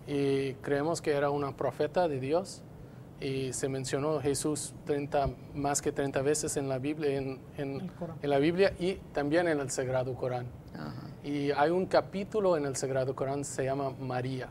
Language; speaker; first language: Spanish; non-native, fluent; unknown